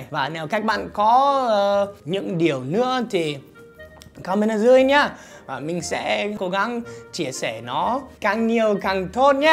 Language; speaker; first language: Vietnamese; non-native, fluent; English